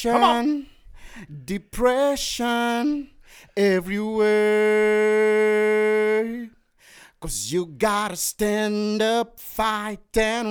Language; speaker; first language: English; non-native, local second language; Shona